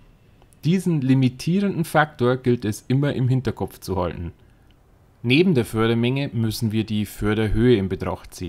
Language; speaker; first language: German; native; German